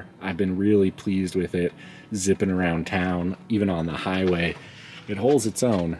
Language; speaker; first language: English; native; English